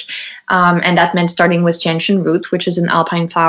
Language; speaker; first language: English; non-native, fluent; French